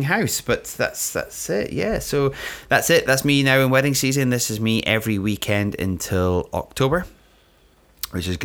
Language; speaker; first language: English; native; English